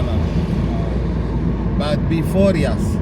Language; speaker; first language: English; non-native, learner; Arabic